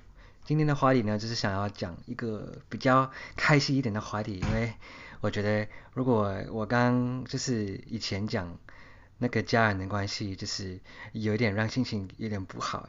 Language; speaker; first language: Chinese; early bilingual, heritage; English